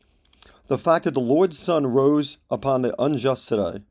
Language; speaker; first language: English; native; English